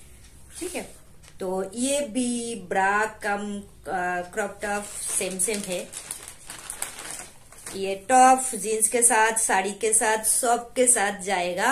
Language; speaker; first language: Hindi; non-native, local second language; Bangla